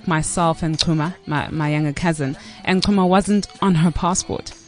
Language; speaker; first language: English; non-native, local second language; Xhosa